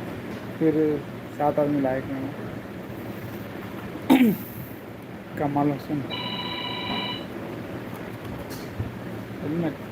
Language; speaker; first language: Hindi; non-native, local second language; Santali